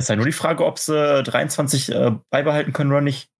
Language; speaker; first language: German; native; German